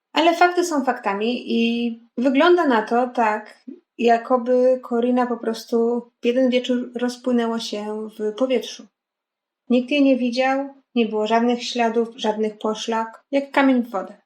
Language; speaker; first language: Polish; native; Polish